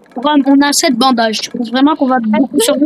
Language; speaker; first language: French; native; French